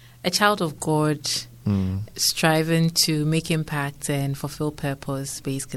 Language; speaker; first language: English; non-native, local second language; Akan